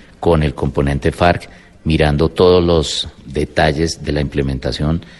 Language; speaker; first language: Spanish; native; Spanish